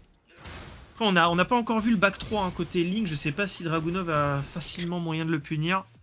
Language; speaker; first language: French; native; French